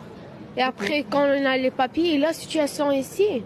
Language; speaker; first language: French; non-native, learner; Arabic